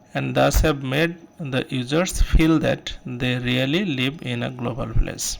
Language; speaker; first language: English; non-native, local second language; Bangla